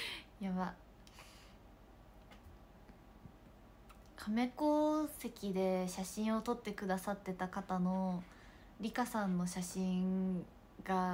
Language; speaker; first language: Japanese; native; Japanese